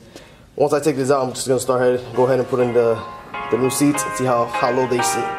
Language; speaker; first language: English; native; English